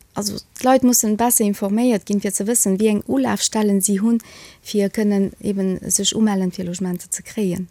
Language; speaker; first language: Luxembourgish; early bilingual, other home language; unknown